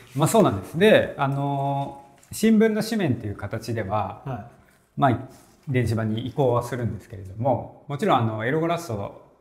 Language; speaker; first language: Japanese; native; Japanese